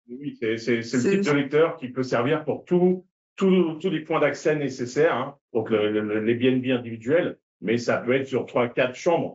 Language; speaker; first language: French; native; French